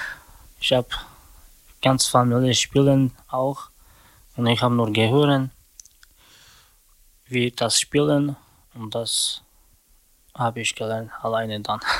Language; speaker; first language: German; non-native, learner; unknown